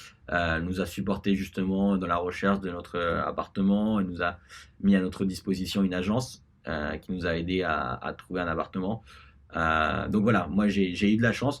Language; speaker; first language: French; early bilingual, other home language; Spanish